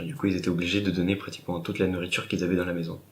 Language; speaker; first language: French; non-native, fluent; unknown